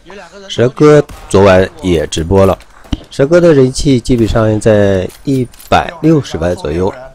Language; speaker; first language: Chinese; native; Chinese